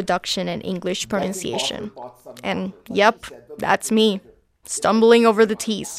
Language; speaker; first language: English; non-native, fluent; Spanish